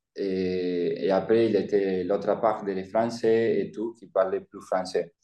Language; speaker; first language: French; non-native, learner; Spanish